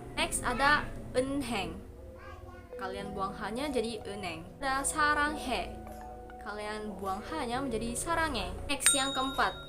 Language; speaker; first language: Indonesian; native; Indonesian